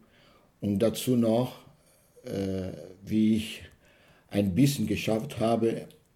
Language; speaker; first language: German; non-native, learner; Portuguese